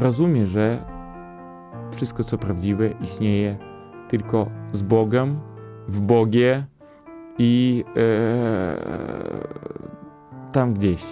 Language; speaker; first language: Polish; non-native, fluent; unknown